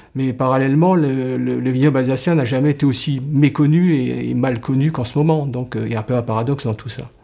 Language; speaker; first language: French; native; French